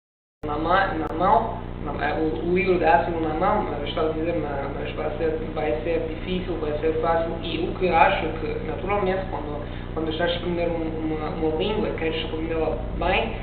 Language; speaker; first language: Portuguese; non-native, learner; Italian